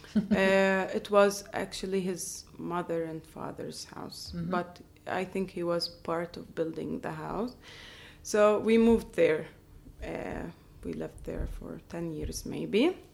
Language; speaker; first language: English; non-native, fluent; Arabic